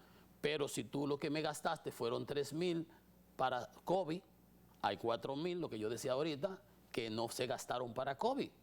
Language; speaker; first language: Spanish; native; Spanish